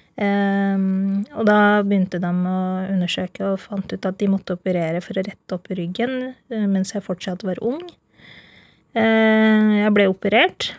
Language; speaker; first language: Norwegian; early bilingual, other home language; Urdu